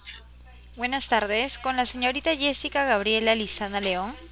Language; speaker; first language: Spanish; native; Spanish